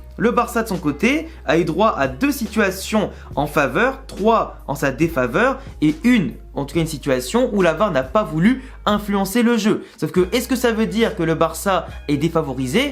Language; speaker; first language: French; native; French